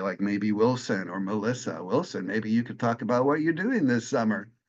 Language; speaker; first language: English; native; English